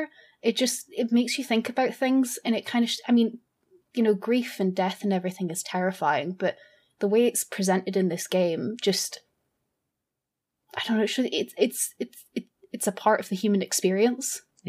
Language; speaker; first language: English; native; English